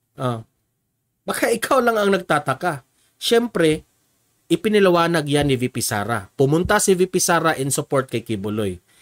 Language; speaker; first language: Filipino; non-native, local second language; Cebuano